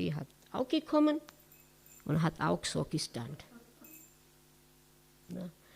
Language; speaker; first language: German; non-native, learner; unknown